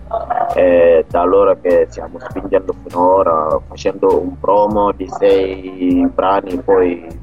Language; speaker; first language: Italian; non-native, fluent; Wolof